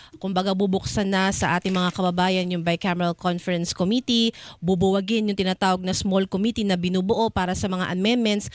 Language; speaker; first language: Filipino; native; Filipino